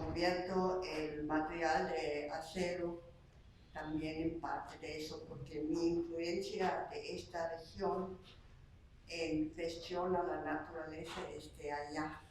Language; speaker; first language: Spanish; non-native, fluent; Slovak